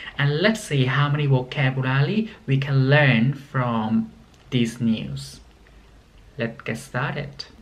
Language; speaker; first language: English; non-native, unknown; Thai